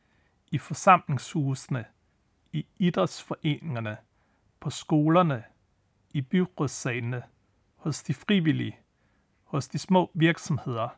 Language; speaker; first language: Danish; native; Danish